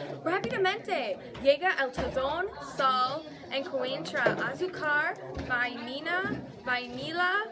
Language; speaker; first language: Spanish; non-native, learner; English